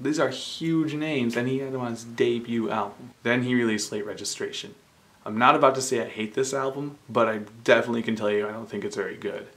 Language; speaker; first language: English; native; English